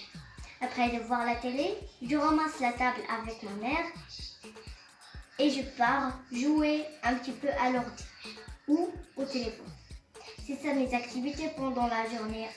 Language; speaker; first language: French; non-native, learner; Arabic